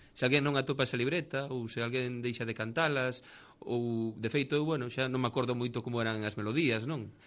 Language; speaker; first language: Galician; native; Galician